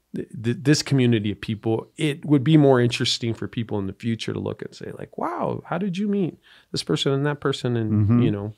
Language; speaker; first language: English; native; English